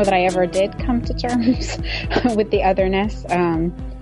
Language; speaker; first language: English; native; English